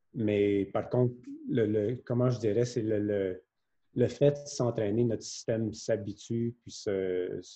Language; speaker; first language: French; native; French